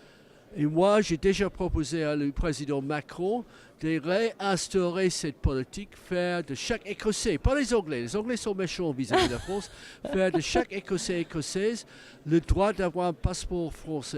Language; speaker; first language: French; non-native, fluent; English